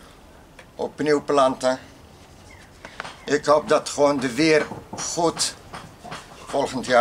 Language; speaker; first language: Dutch; non-native, learner; Arabic